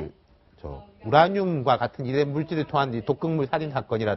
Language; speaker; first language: Korean; native; Korean